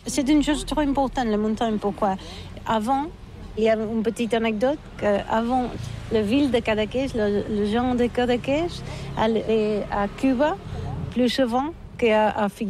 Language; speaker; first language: French; non-native, learner; Catalan